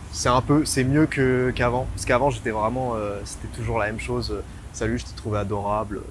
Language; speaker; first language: French; native; French